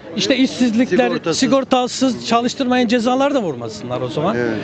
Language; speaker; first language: Turkish; native; Turkish